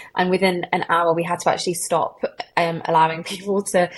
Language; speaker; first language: English; native; English